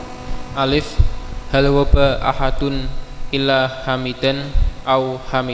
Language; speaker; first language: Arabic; non-native, learner; Indonesian